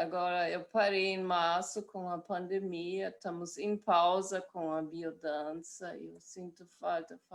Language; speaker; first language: Portuguese; non-native, fluent; German